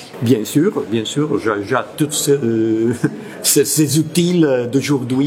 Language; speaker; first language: French; non-native, fluent; Italian